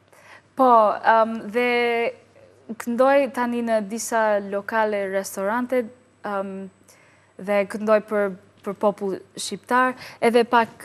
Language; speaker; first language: Albanian; non-native, learner; English